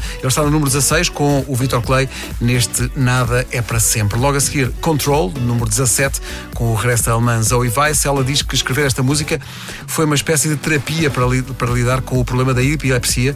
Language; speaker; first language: Portuguese; native; Portuguese